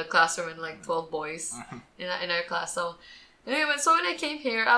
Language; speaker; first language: English; native; English